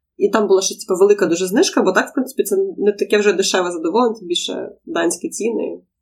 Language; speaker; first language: Ukrainian; non-native, local second language; Russian